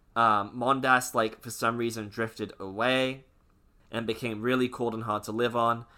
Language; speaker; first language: English; native; English